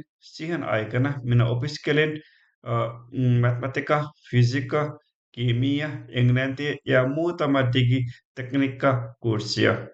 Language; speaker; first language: Finnish; non-native, learner; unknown